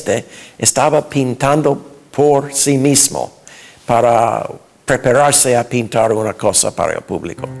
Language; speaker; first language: Spanish; non-native, fluent; English